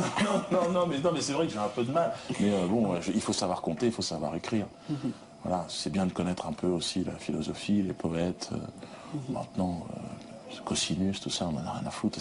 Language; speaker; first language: French; native; French